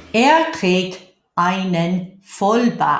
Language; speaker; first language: German; non-native, fluent; English